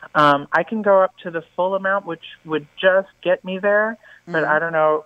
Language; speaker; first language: English; native; English